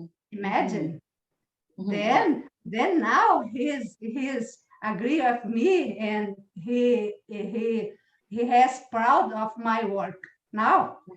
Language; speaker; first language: English; non-native, learner; Portuguese